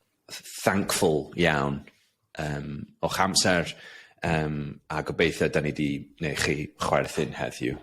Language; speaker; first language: Welsh; non-native, local second language; English